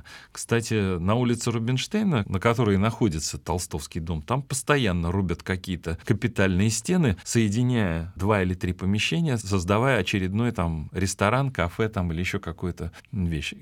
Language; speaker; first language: Russian; native; Russian